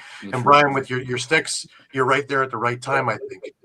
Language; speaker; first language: English; native; English